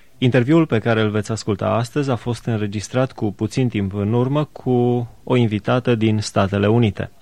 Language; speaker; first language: Romanian; native; Romanian